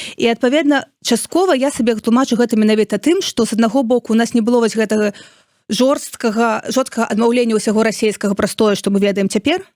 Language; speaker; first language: Belarusian; non-native, local second language; Russian